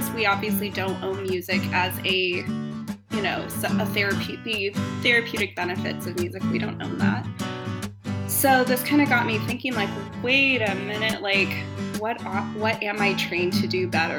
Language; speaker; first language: English; native; English